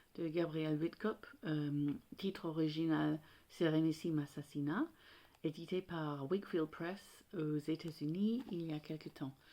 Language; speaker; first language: French; non-native, fluent; English